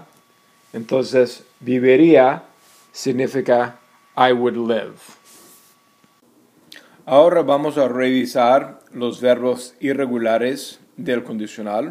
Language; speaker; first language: Spanish; non-native, fluent; English